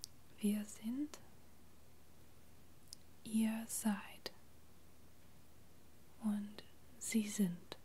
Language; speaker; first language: German; non-native, fluent; English